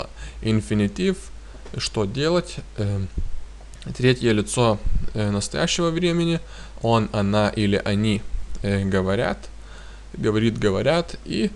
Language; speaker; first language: Russian; non-native, fluent; Lithuanian